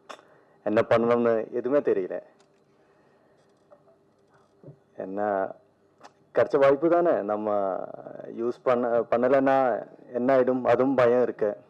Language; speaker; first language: Tamil; non-native, learner; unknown